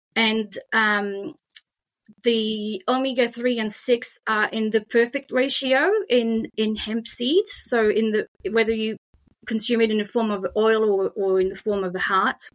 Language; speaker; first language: English; non-native, fluent; French